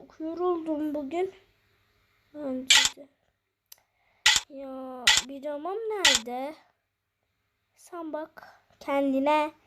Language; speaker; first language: Turkish; early bilingual, heritage; Turkish